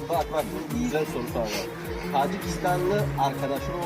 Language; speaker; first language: Turkish; non-native, learner; Tajik